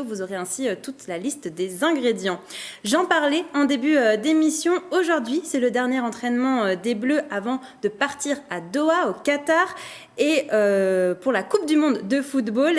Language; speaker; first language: French; native; French